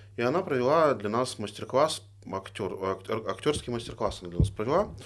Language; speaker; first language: Russian; native; Russian